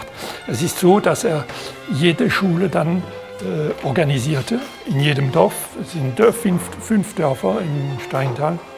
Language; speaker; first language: German; non-native, fluent; French